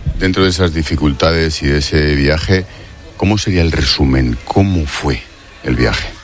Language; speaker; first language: Spanish; native; Spanish